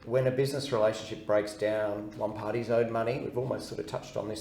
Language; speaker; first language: English; native; English